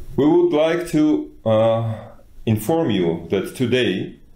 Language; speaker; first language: English; non-native, fluent; Georgian